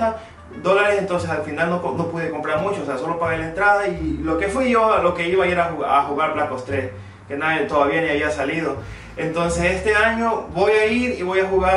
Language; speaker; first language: Spanish; early bilingual, other home language; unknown